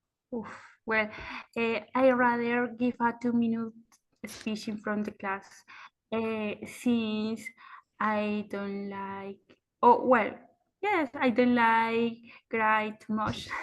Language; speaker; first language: English; non-native, learner; Spanish